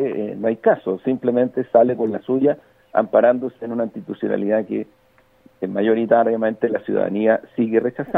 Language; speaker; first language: Spanish; native; Spanish